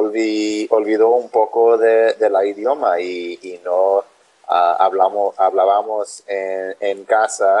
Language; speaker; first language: Spanish; non-native, learner; English